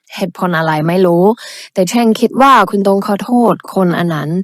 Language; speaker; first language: Thai; non-native, learner; English